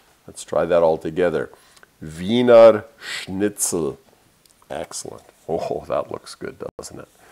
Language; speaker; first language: English; early bilingual, other home language; German